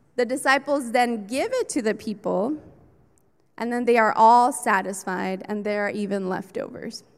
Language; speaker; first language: English; early bilingual, other home language; Spanish